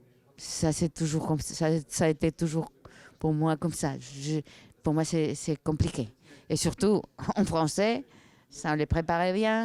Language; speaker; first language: French; non-native, fluent; Spanish